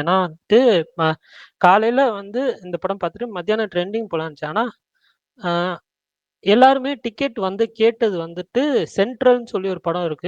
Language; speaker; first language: Tamil; native; Tamil